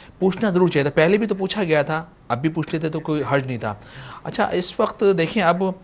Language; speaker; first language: Urdu; native; Urdu